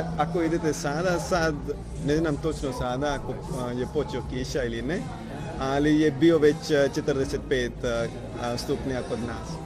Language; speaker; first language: Croatian; non-native, learner; Punjabi